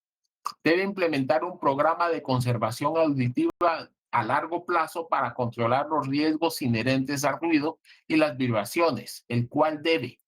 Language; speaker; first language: Spanish; native; Spanish